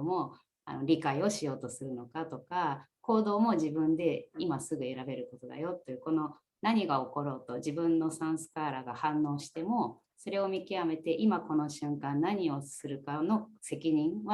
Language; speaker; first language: Japanese; native; Japanese